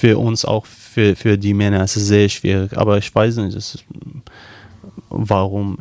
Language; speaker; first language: German; non-native, learner; Arabic